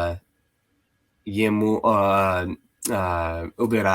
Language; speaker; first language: Russian; non-native, learner; English